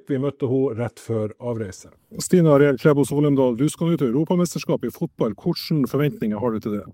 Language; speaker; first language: Norwegian; native; Norwegian